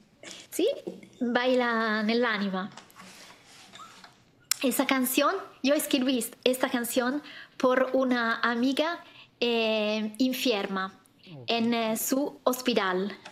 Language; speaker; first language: Spanish; non-native, learner; Italian